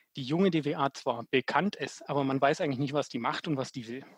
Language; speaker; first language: German; native; German